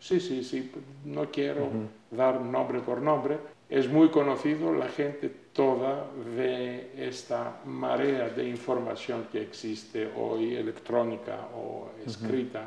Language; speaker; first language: Spanish; non-native, fluent; Greek